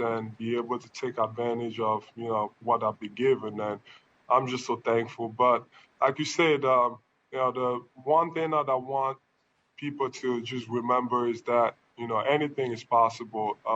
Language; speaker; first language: English; non-native, local second language; French